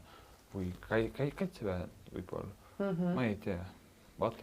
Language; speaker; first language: Estonian; non-native, local second language; Russian